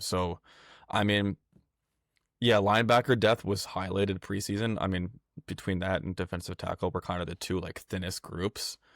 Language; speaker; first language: English; native; English